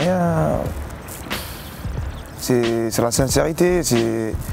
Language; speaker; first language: French; non-native, local second language; Arabic